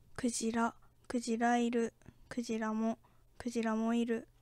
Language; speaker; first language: Japanese; native; Japanese